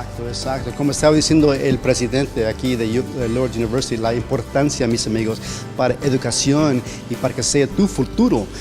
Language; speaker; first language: Spanish; early bilingual, heritage; Spanish